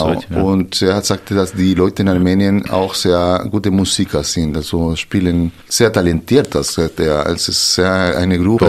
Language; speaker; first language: German; non-native, fluent; Spanish